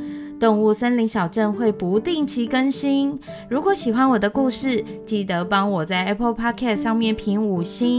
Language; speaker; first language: Chinese; native; Chinese